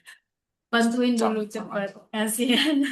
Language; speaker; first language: Indonesian; native; Indonesian